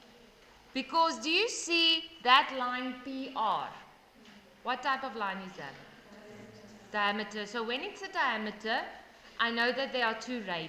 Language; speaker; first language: English; non-native, local second language; Afrikaans